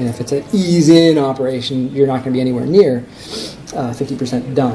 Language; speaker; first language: English; native; English